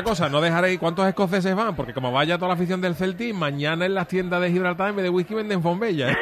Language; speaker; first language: Spanish; native; Spanish